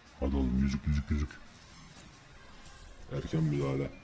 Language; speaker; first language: Turkish; native; Turkish